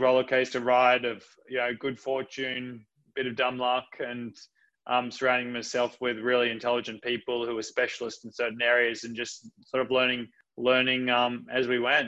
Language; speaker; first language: English; native; English